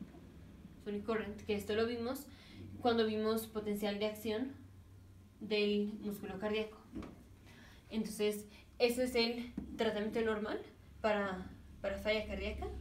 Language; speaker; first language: Spanish; native; Spanish